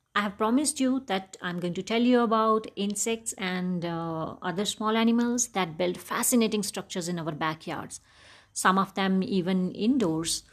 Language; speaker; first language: English; non-native, local second language; Dogri